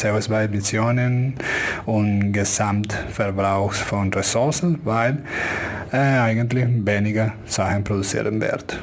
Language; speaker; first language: German; non-native, fluent; Spanish